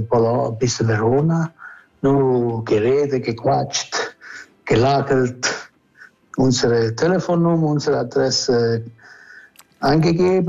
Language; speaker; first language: German; non-native, fluent; Italian